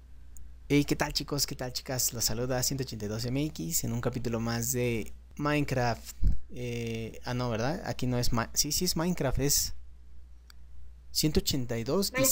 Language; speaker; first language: Spanish; native; Spanish